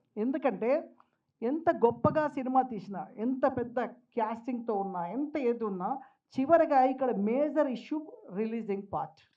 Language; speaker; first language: Telugu; native; Telugu